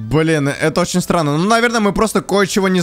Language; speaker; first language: Russian; native; Russian